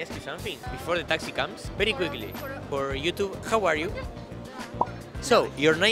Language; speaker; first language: English; non-native, learner; Spanish